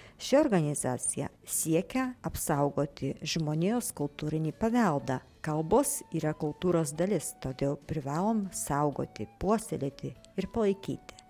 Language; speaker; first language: Lithuanian; early bilingual, heritage; Lithuanian